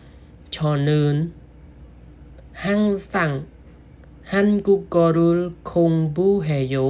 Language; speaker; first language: Korean; non-native, learner; Khmer